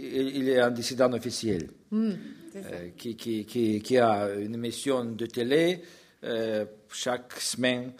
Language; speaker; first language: French; non-native, fluent; Russian